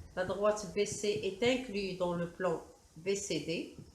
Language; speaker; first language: French; non-native, local second language; Arabic